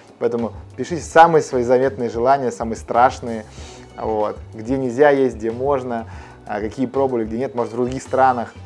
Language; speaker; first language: Russian; native; Russian